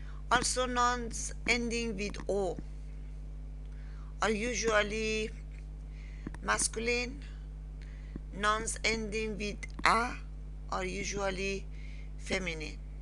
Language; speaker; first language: English; non-native, fluent; Persian